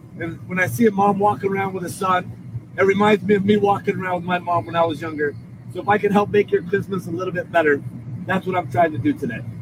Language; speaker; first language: English; native; English